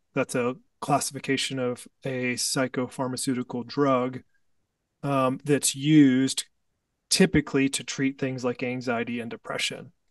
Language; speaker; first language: English; native; English